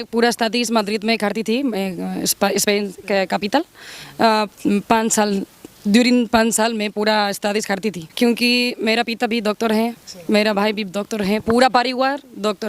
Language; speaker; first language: Hindi; non-native, learner; Spanish